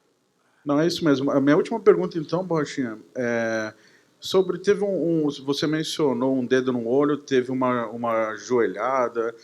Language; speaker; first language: Portuguese; native; Portuguese